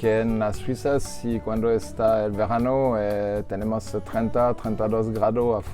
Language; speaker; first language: Spanish; non-native, learner; French